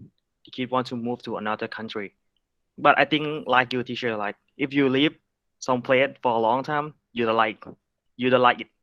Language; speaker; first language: English; non-native, learner; Thai